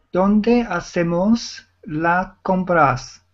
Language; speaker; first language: Spanish; non-native, learner; Chinese